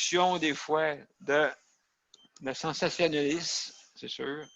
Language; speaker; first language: French; native; French